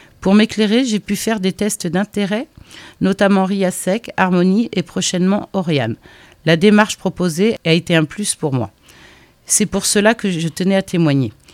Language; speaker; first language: French; native; French